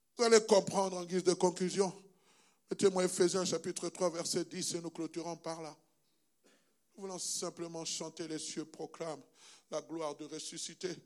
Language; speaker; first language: French; non-native, local second language; Luba-Lulua